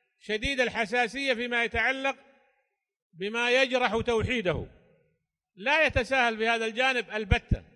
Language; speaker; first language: Arabic; native; Arabic